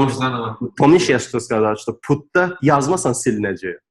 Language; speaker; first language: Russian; non-native, local second language; Azerbaijani